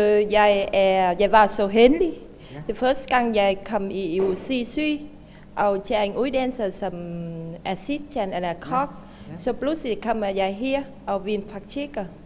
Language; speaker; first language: Danish; non-native, learner; Vietnamese